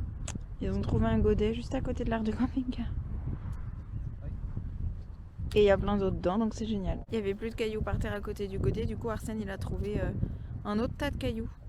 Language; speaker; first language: French; native; French